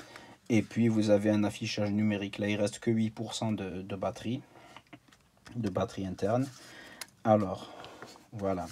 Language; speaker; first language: French; native; French